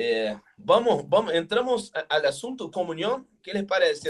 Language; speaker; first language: Spanish; non-native, fluent; Portuguese